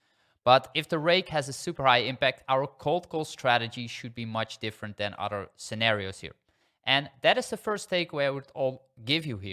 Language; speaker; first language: English; non-native, fluent; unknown